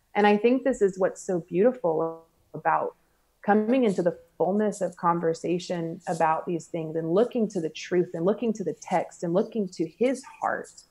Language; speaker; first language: English; native; English